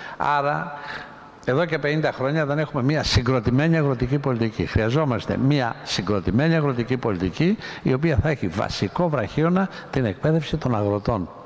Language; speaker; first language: Greek; native; Greek